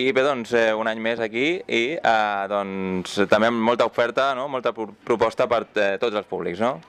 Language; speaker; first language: Catalan; native; Catalan